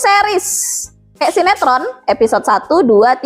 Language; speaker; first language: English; non-native, fluent; Indonesian